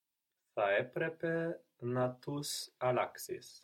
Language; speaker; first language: Greek; non-native, learner; English